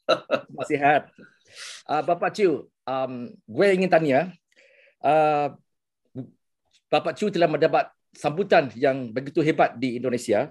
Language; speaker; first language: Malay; non-native, local second language; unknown